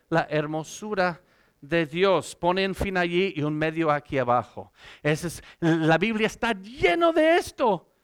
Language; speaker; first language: Spanish; non-native, fluent; English